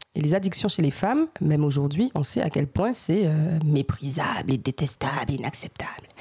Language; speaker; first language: French; native; French